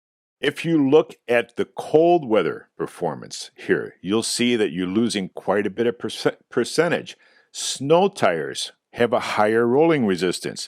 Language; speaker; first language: English; native; English